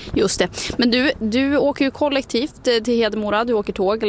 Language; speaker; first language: Swedish; native; Swedish